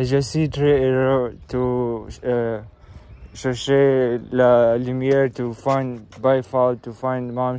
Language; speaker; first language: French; non-native, learner; English